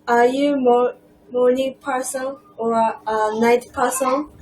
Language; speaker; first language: English; non-native, learner; Japanese